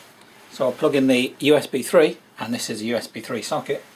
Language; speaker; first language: English; native; English